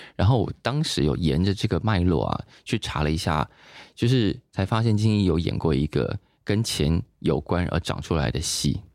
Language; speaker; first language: Chinese; native; Chinese